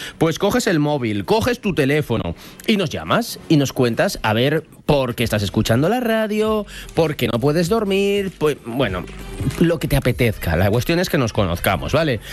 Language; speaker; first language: Spanish; native; Spanish